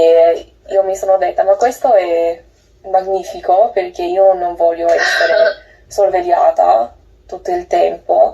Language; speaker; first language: Italian; non-native, learner; English